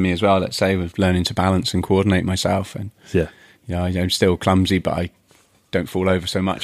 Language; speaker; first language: English; native; English